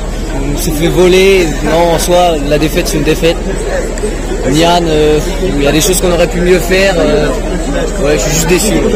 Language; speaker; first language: French; native; French